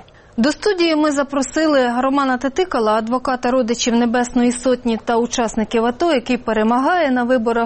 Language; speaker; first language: Ukrainian; native; Ukrainian